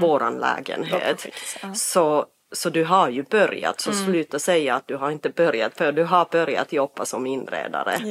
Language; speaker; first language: Swedish; non-native, fluent; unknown